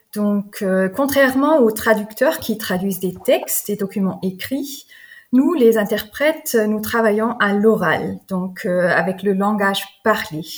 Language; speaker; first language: French; non-native, fluent; German